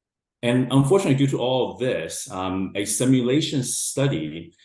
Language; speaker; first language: English; native; English